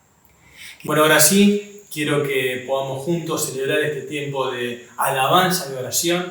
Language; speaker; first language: Spanish; native; Spanish